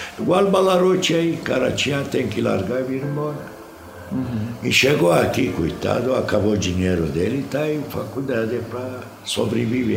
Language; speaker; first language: Portuguese; non-native, fluent; Arabic